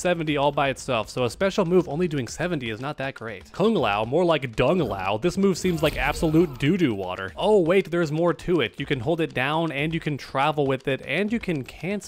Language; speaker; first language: English; native; English